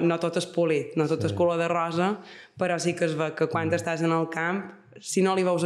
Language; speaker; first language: Catalan; native; Catalan